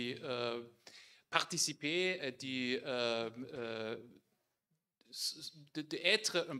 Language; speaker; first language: French; non-native, fluent; German